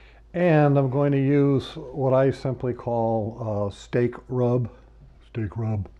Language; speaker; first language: English; native; English